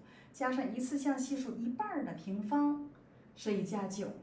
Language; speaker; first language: Chinese; native; Chinese